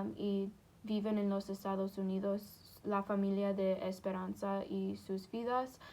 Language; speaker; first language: Spanish; non-native, fluent; English